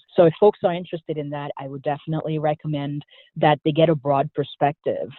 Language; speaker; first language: English; early bilingual, other home language; Haitian Creole